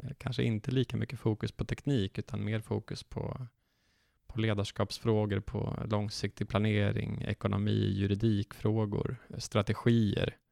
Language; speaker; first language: Swedish; native; Swedish